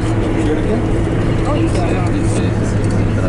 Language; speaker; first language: Spanish; native; Spanish